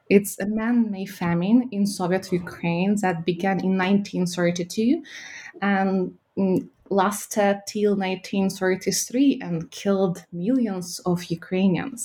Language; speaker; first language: English; non-native, fluent; Ukrainian